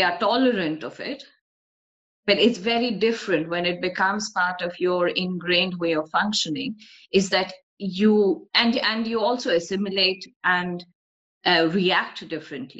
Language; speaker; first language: English; non-native, local second language; Bangla